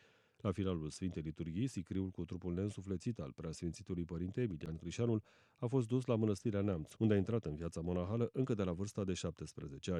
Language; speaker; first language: Romanian; native; Romanian